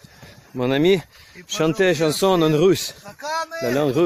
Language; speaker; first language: French; non-native, learner; Ukrainian